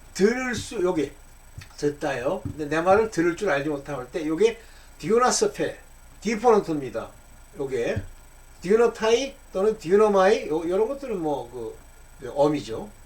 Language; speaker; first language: Korean; native; Korean